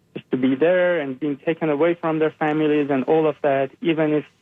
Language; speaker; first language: English; non-native, fluent; Persian